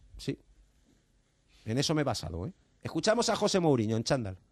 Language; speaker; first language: Spanish; native; Spanish